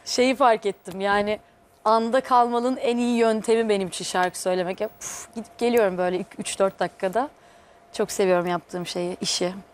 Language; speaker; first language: Turkish; native; Turkish